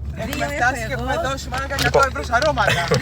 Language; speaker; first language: Greek; native; Greek